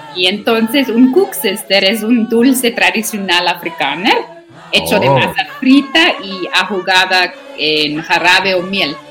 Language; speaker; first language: Spanish; non-native, learner; Afrikaans